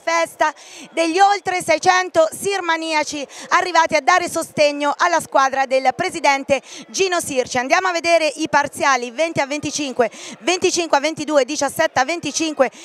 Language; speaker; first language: Italian; native; Italian